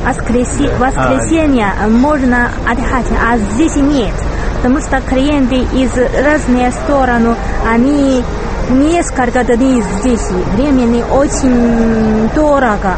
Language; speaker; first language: Russian; non-native, learner; Chinese